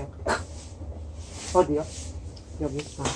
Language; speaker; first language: Korean; non-native, learner; Filipino